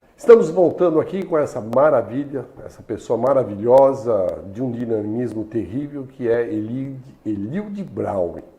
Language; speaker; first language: Portuguese; native; Portuguese